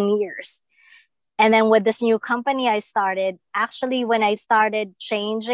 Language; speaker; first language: English; non-native, local second language; Filipino